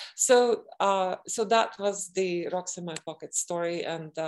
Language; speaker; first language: English; non-native, fluent; Latvian